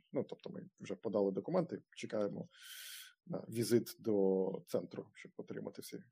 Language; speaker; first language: Ukrainian; non-native, local second language; Russian